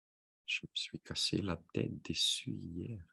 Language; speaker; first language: French; non-native, local second language; Dutch